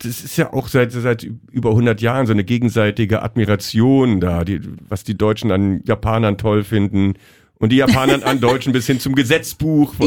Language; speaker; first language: German; native; German